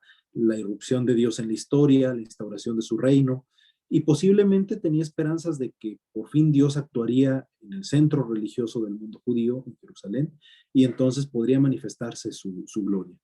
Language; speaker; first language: Spanish; native; Spanish